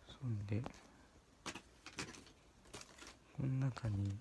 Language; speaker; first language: Japanese; native; Japanese